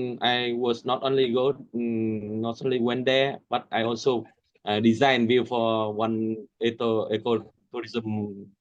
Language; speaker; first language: English; non-native, learner; Vietnamese